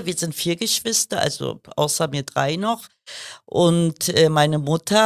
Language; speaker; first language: German; early bilingual, other home language; Kurdish